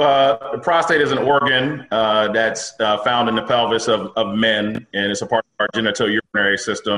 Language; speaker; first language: English; native; English